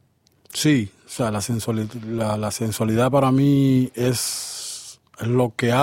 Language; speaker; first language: French; non-native, learner; Spanish